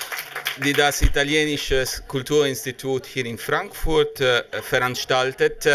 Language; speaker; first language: German; non-native, fluent; Italian